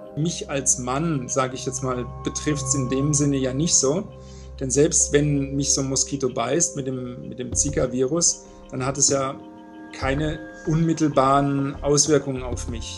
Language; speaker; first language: German; native; German